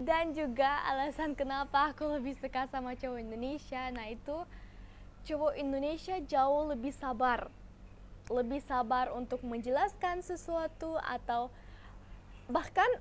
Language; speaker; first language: Indonesian; non-native, fluent; German